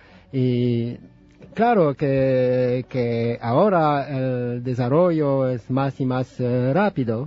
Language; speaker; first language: Spanish; non-native, fluent; French